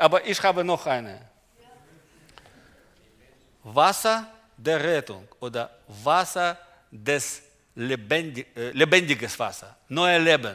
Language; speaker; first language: German; non-native, learner; Russian